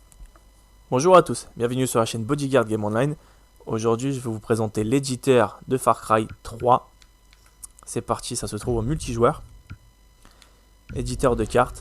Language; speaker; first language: French; native; French